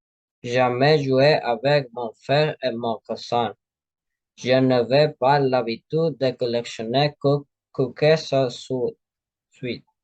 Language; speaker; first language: French; non-native, learner; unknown